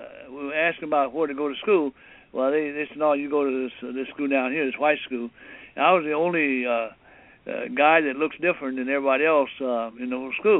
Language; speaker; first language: English; early bilingual, other home language; Cantonese